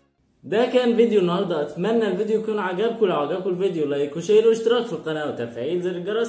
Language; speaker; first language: Arabic; native; Arabic